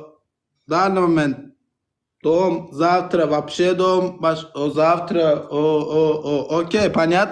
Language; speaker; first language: Russian; non-native, learner; Turkmen